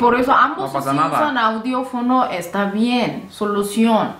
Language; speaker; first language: Spanish; non-native, fluent; Korean